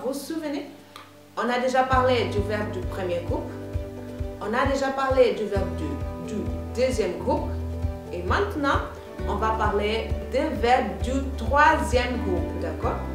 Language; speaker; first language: French; non-native, fluent; Portuguese